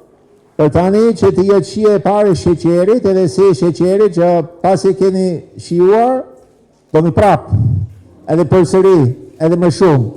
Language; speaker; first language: Albanian; non-native, fluent; English